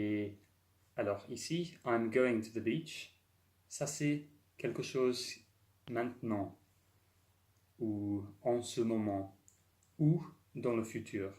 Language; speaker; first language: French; non-native, fluent; English